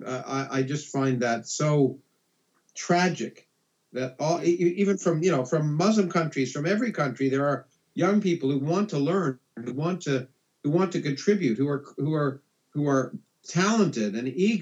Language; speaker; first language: English; native; English